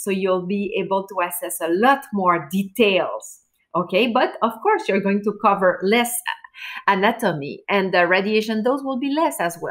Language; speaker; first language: English; non-native, fluent; French